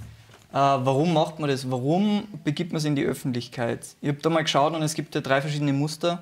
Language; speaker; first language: German; native; German